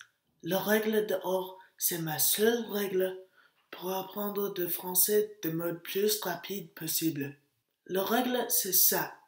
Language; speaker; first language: French; non-native, learner; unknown